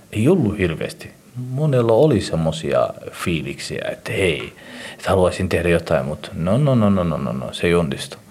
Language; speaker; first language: Finnish; early bilingual, other home language; Somali